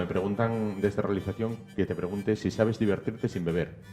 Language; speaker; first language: Spanish; native; Spanish